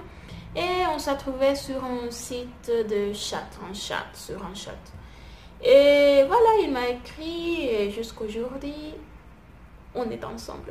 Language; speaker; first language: French; non-native, fluent; Spanish